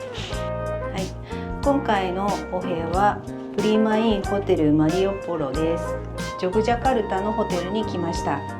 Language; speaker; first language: Japanese; native; Japanese